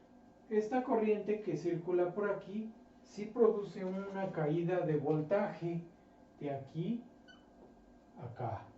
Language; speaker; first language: Spanish; native; Spanish